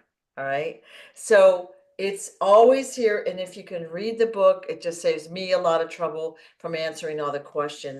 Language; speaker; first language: English; native; English